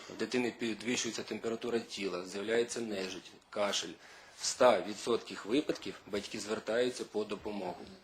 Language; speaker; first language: Ukrainian; native; Ukrainian